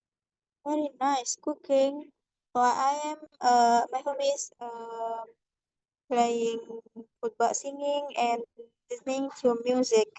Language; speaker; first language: English; non-native, learner; Indonesian